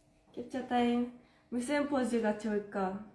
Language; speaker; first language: Korean; non-native, fluent; Japanese